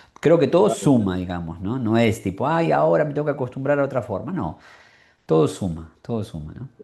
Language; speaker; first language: Spanish; native; Spanish